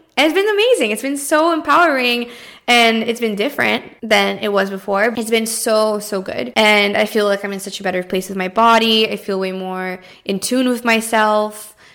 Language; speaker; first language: English; early bilingual, other home language; Portuguese